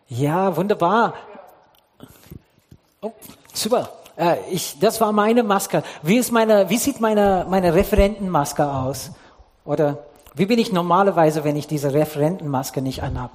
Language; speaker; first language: German; non-native, fluent; English